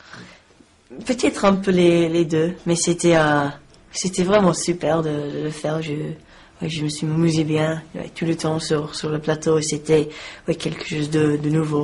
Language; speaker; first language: French; non-native, learner; English